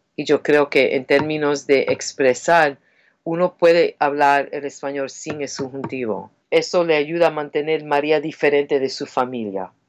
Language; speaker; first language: Spanish; non-native, fluent; English